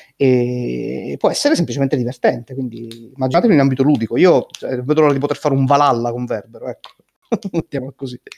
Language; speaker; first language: Italian; native; Italian